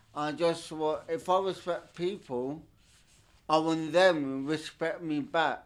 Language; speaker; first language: English; non-native, fluent; Turkish